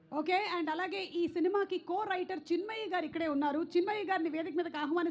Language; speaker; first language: Telugu; native; Telugu